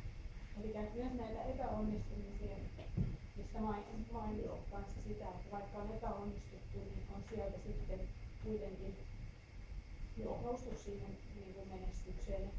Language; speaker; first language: Finnish; native; Finnish